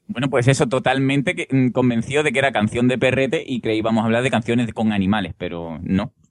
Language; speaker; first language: Spanish; native; Spanish